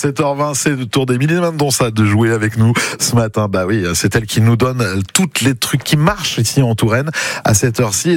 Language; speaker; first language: French; native; French